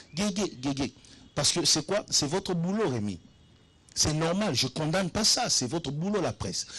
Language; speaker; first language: French; non-native, local second language; Lingala